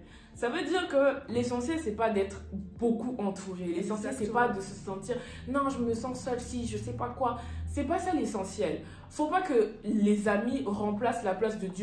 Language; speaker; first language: French; native; French